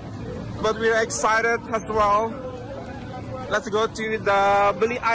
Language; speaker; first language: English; non-native, learner; Malay